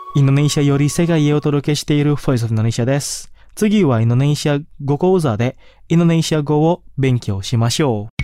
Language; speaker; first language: Japanese; non-native, fluent; Indonesian